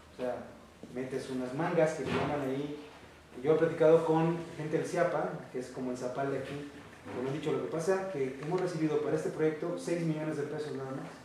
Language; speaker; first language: Spanish; native; Spanish